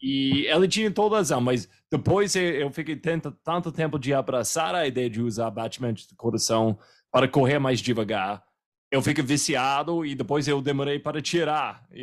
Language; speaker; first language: Portuguese; non-native, fluent; English